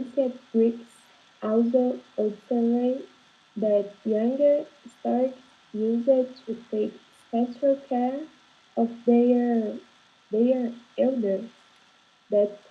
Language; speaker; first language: English; non-native, learner; Portuguese